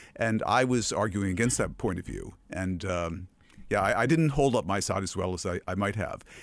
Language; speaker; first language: English; native; English